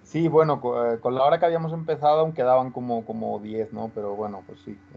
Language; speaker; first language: Spanish; native; Spanish